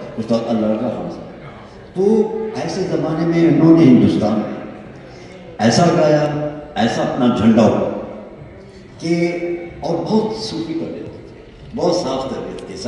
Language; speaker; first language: Urdu; non-native, fluent; Persian